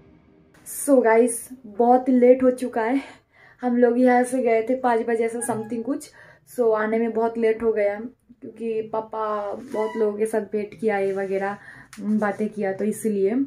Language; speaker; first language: Hindi; non-native, local second language; Bangla